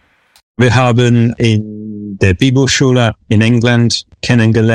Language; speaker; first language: German; non-native, fluent; English